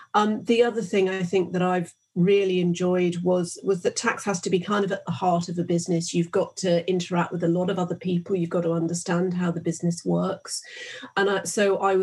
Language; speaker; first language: English; native; English